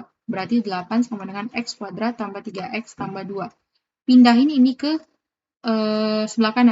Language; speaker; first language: Indonesian; native; Indonesian